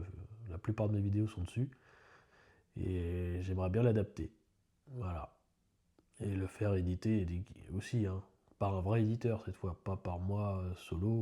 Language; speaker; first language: French; native; French